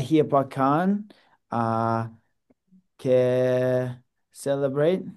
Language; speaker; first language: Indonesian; non-native, learner; English